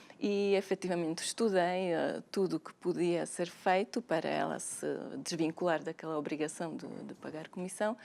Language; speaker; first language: Portuguese; non-native, fluent; Slovak